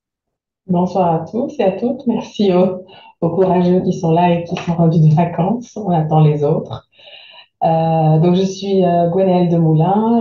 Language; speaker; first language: French; native; French